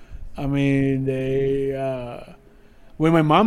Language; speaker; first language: English; early bilingual, other home language; Spanish